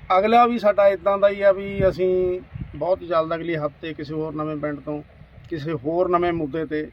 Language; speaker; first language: Punjabi; native; Punjabi